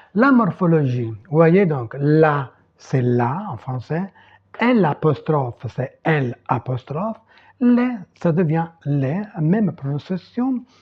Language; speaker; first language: French; non-native, fluent; Italian